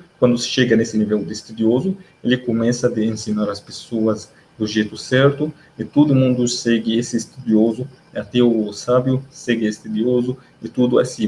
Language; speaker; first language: Portuguese; non-native, learner; Arabic